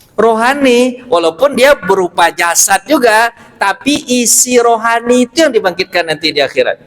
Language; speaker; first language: Indonesian; non-native, local second language; Minangkabau